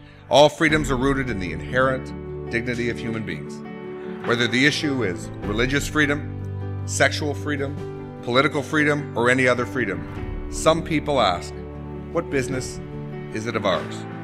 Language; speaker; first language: English; native; English